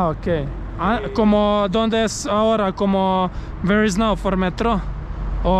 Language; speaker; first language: Spanish; non-native, learner; Croatian